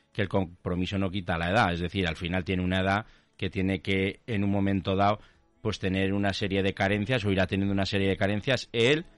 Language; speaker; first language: Spanish; native; Spanish